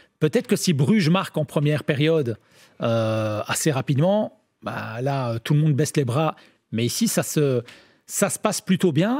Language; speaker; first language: French; native; French